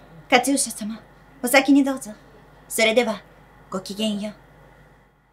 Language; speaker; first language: Japanese; non-native, fluent; Russian